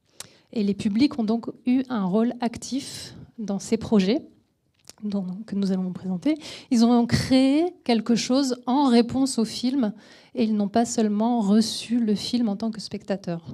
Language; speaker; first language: French; native; French